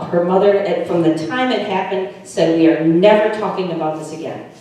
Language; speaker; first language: English; native; English